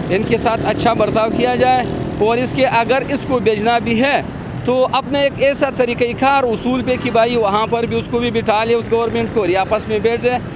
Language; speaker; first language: Urdu; early bilingual, other home language; Pashto